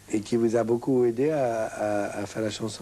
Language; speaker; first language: French; native; French